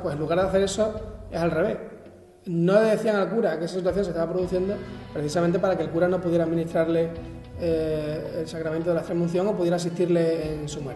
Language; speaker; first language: Spanish; native; Spanish